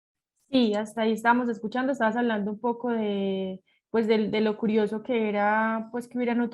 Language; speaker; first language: Spanish; native; Spanish